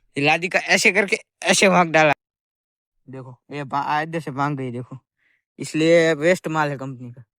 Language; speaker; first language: Hindi; non-native, local second language; Gujarati